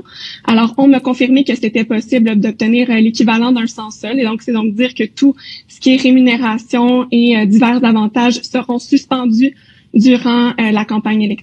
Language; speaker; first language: French; native; French